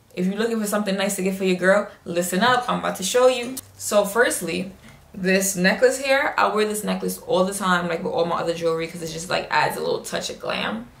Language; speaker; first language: English; native; English